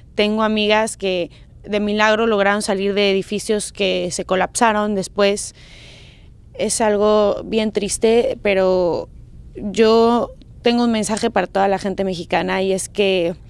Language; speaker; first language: Spanish; native; Spanish